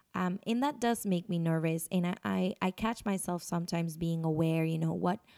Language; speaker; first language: English; non-native, fluent; Spanish